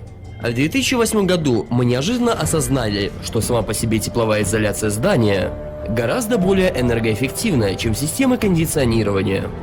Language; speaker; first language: Russian; native; Russian